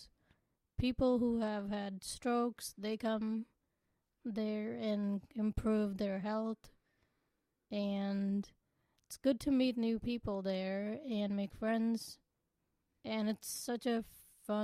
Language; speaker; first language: English; non-native, local second language; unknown